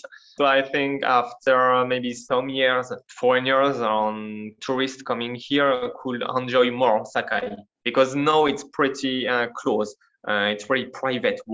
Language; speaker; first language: English; non-native, learner; French